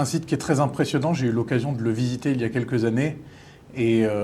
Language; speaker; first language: French; native; French